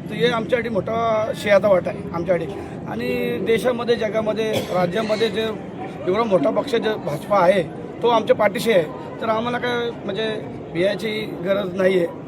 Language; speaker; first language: Marathi; native; Marathi